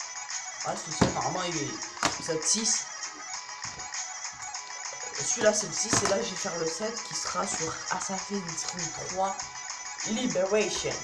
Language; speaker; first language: French; native; French